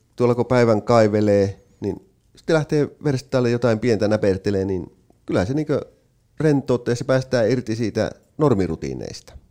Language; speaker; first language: Finnish; native; Finnish